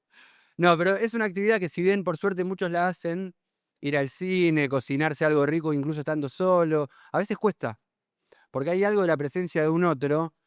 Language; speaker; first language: Spanish; native; Spanish